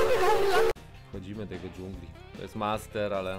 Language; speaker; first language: Polish; native; Polish